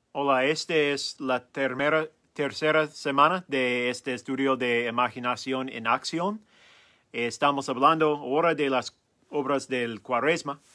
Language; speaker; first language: Spanish; non-native, learner; English